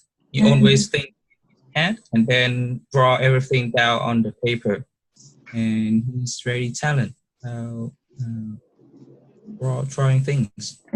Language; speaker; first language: English; non-native, learner; Vietnamese